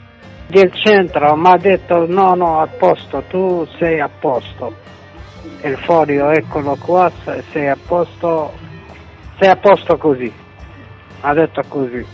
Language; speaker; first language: Italian; non-native, fluent; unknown